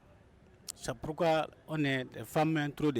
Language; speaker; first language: French; non-native, local second language; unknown